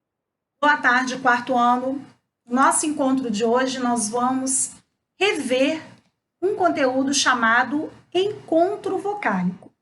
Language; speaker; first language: Portuguese; native; Portuguese